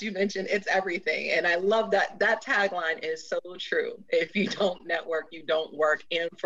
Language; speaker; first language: English; native; English